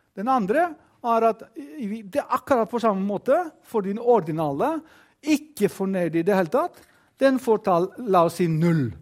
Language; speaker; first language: Norwegian; non-native, fluent; Greek